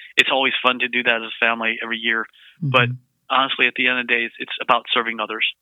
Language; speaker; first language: English; early bilingual, other home language; Vietnamese